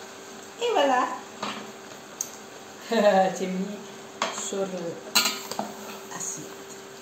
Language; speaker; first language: French; non-native, learner; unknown